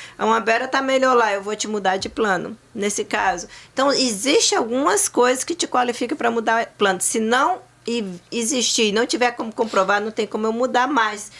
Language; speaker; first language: Portuguese; native; Portuguese